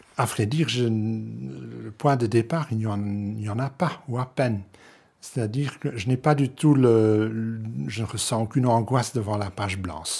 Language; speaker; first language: French; non-native, local second language; Dutch